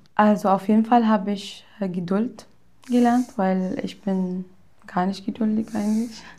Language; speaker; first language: German; early bilingual, other home language; Arabic